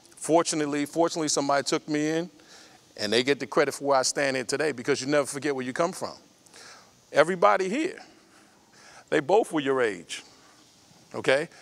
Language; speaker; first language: English; native; English